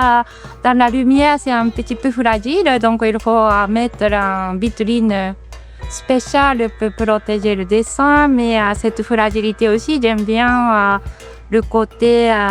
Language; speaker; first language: French; non-native, fluent; Japanese